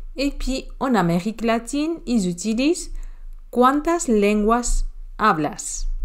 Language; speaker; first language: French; non-native, fluent; Spanish